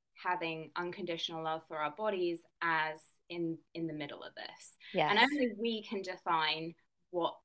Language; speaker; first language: English; native; English